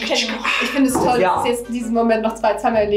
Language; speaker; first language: German; native; German